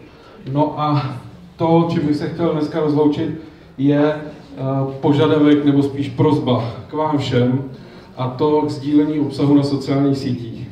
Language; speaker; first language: Czech; native; Czech